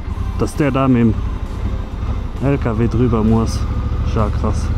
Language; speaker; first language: German; native; German